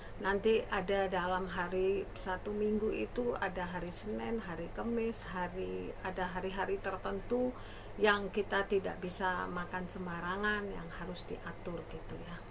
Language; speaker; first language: Indonesian; early bilingual, other home language; Sindhi